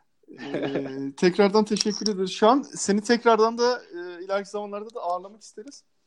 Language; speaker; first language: Turkish; native; Turkish